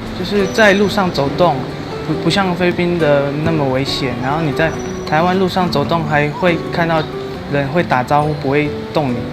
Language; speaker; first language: Chinese; non-native, fluent; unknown